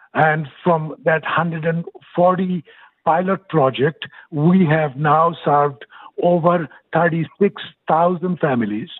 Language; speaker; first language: English; non-native, fluent; Bangla